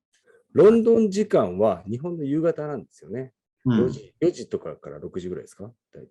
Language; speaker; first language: Japanese; native; Japanese